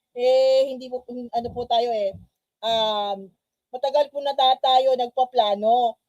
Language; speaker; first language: Filipino; non-native, local second language; Cebuano